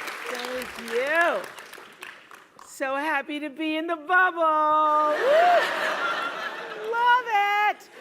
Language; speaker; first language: English; native; English